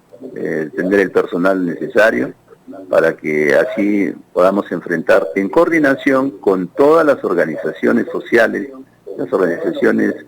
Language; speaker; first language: Spanish; native; Spanish